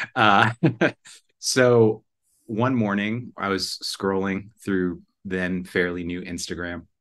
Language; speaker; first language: English; native; English